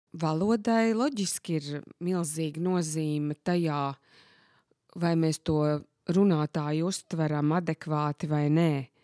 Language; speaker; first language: Latvian; native; Latvian